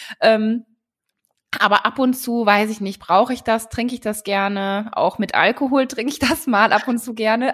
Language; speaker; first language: German; native; German